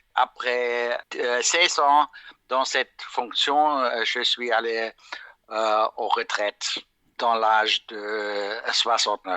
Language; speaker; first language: French; non-native, fluent; German